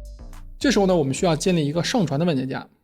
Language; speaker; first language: Chinese; native; Chinese